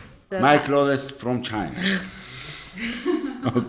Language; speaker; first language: English; non-native, learner; Arabic